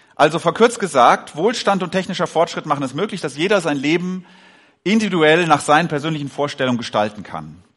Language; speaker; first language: German; native; German